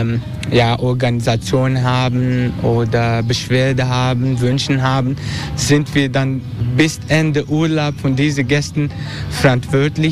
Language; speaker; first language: German; non-native, learner; Turkish